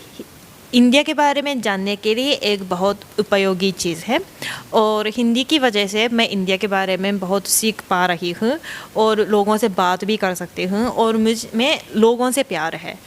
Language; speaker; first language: Hindi; non-native, fluent; Japanese